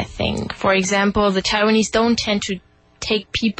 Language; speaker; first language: English; non-native, fluent; German